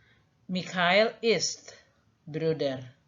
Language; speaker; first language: German; non-native, fluent; Indonesian